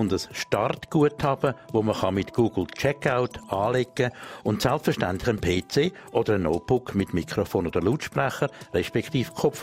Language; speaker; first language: German; non-native, local second language; Swiss German